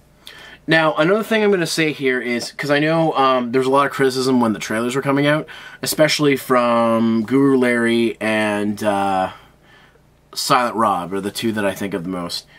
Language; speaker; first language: English; native; English